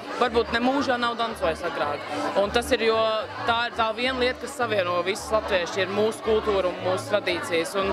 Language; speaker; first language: Latvian; early bilingual, heritage; Latvian